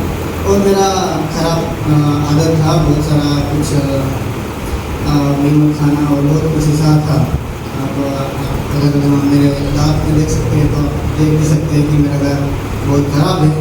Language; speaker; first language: Hindi; non-native, local second language; Gujarati